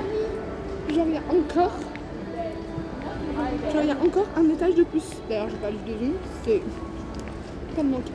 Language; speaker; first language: French; native; French